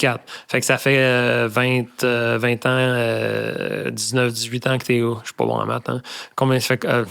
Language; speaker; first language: French; native; French